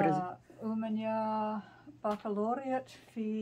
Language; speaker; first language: Russian; non-native, learner; English